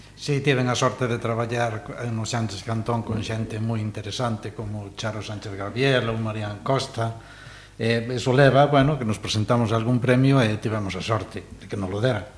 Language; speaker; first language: Galician; native; Galician